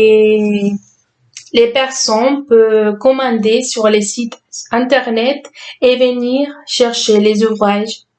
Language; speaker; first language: French; non-native, fluent; Spanish